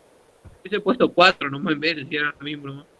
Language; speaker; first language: Spanish; native; Spanish